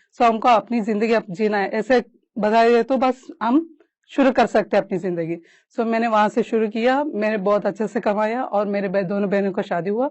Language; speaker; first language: Hindi; non-native, local second language; Kannada